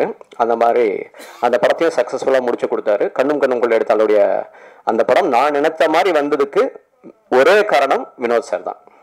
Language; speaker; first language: Tamil; native; Tamil